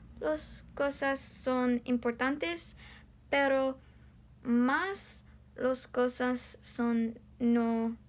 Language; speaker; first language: Spanish; non-native, learner; English